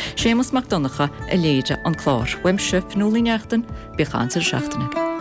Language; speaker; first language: Irish; native; Irish